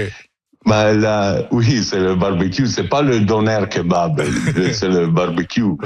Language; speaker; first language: French; non-native, learner; Italian